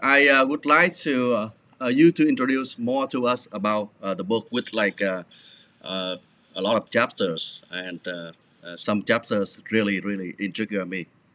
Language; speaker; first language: English; non-native, fluent; Vietnamese